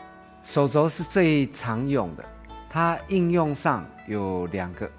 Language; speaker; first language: Chinese; native; Chinese